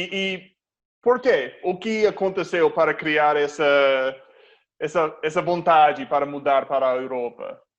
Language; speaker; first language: Portuguese; non-native, fluent; English